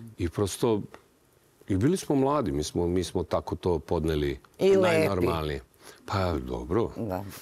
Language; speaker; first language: Serbian; native; Serbian